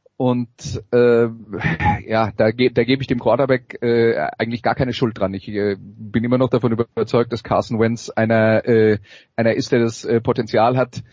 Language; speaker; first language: German; non-native, fluent; French